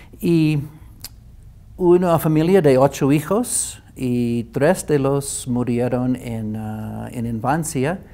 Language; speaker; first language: Spanish; non-native, fluent; English